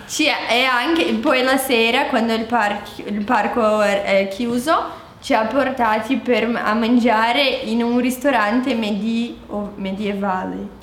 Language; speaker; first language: Italian; non-native, fluent; Portuguese